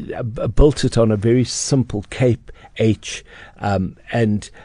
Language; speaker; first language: English; native; English